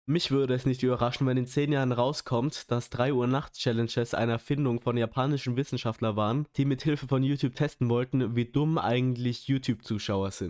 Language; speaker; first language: German; native; German